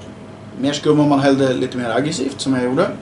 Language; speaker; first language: Swedish; native; Swedish